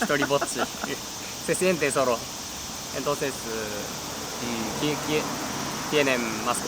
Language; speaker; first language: Spanish; non-native, learner; Japanese